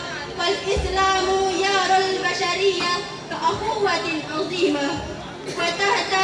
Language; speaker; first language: Arabic; non-native, learner; Indonesian